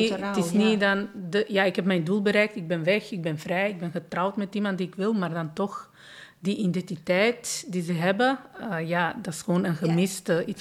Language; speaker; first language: Dutch; non-native, fluent; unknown